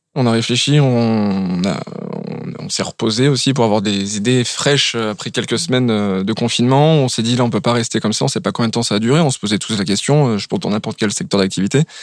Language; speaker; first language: French; native; French